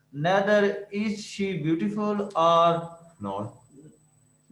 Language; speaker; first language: English; non-native, learner; Urdu